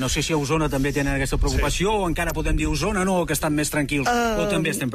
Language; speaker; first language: Catalan; native; Catalan